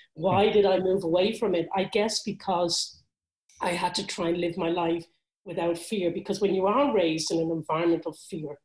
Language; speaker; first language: English; native; English